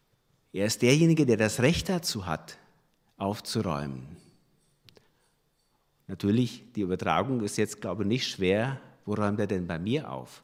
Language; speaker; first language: German; native; German